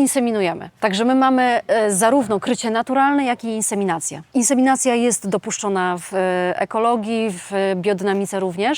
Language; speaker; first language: Polish; native; Polish